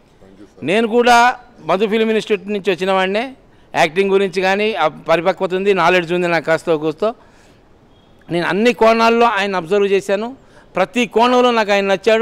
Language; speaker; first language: Telugu; native; Telugu